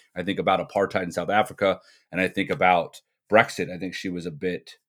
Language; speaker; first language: English; native; English